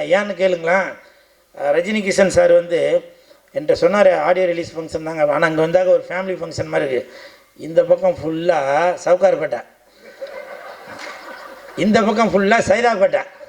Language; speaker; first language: Tamil; native; Tamil